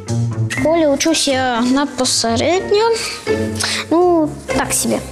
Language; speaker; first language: Ukrainian; non-native, local second language; Russian